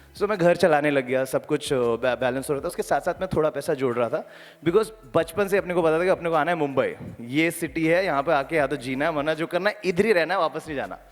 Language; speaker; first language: Hindi; native; Hindi